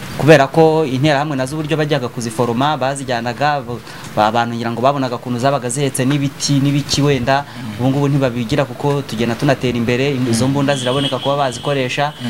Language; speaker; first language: Kinyarwanda; native; Kinyarwanda